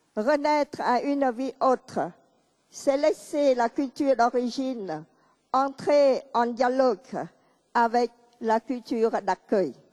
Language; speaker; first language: French; non-native, local second language; Khmer